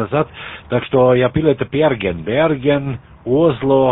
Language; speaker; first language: Russian; non-native, learner; German